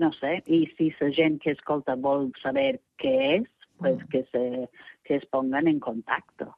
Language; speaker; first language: Catalan; non-native, fluent; English